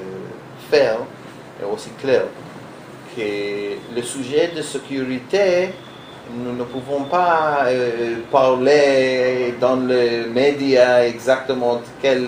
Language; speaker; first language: French; non-native, learner; Hebrew